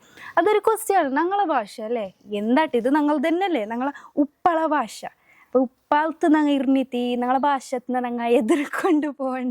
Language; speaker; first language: Malayalam; non-native, local second language; Hindi